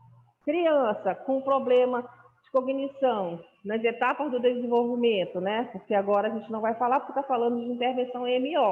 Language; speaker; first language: Portuguese; native; Portuguese